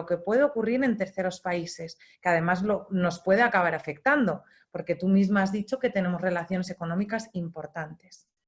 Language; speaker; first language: Spanish; native; Spanish